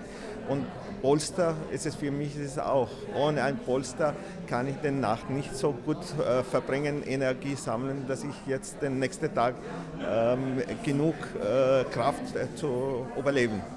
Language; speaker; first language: German; non-native, fluent; Arabic